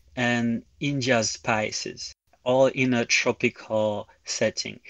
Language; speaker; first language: English; non-native, fluent; French